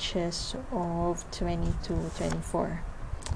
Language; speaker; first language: English; non-native, local second language; Filipino